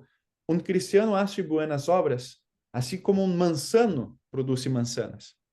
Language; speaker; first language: Spanish; non-native, fluent; Portuguese